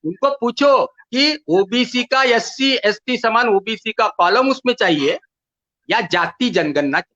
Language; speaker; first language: Hindi; non-native, local second language; Marathi